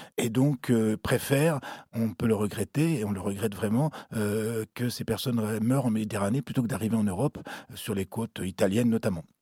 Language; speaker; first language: French; native; French